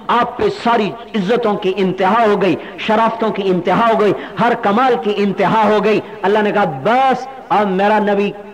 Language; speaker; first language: Urdu; non-native, local second language; Punjabi